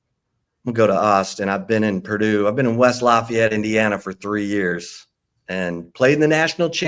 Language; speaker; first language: English; native; English